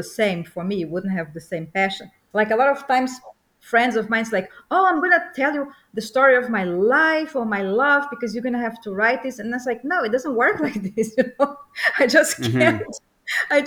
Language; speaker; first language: English; non-native, fluent; Portuguese